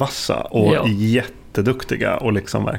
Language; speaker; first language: Swedish; native; Swedish